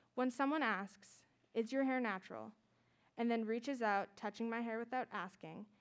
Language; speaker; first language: English; native; English